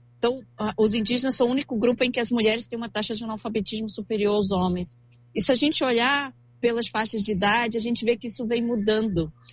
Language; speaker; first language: Portuguese; native; Portuguese